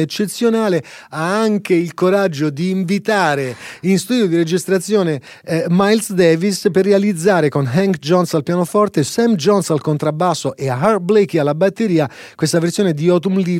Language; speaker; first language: Italian; native; Italian